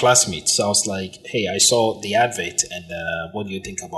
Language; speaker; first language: English; non-native, local second language; Akan